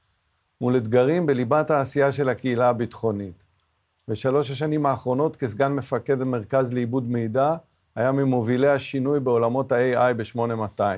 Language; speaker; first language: Hebrew; native; Hebrew